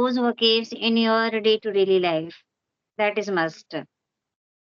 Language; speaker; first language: English; non-native, local second language; Hindi